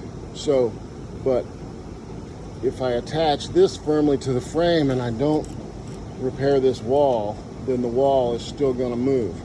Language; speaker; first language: English; native; English